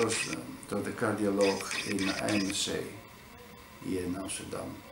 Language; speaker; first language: Dutch; non-native, fluent; Italian